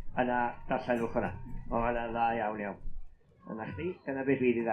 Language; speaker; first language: Welsh; native; Welsh